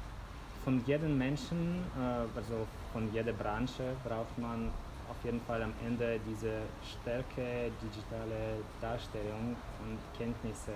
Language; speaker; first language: German; non-native, fluent; Russian